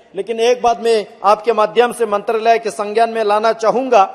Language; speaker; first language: Hindi; native; Hindi